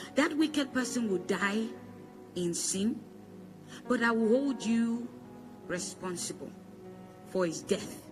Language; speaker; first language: English; non-native, local second language; Igbo